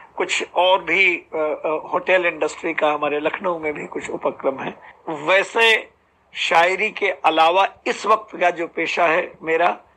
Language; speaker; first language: Hindi; native; Hindi